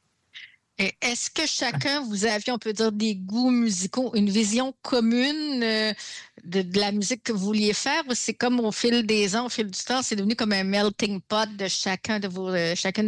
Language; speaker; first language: French; native; French